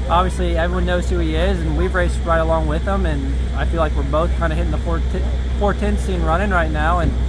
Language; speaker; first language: English; native; English